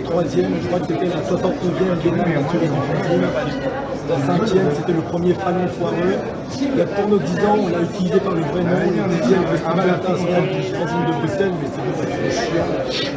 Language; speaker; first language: French; native; French